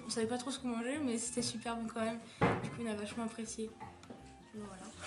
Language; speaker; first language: French; native; French